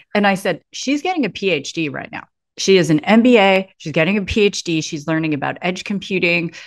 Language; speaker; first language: English; native; English